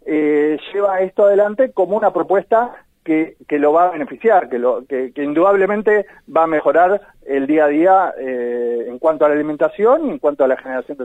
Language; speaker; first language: Spanish; native; Spanish